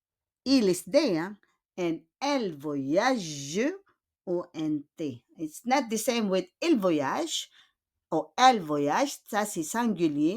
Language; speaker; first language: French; non-native, fluent; Filipino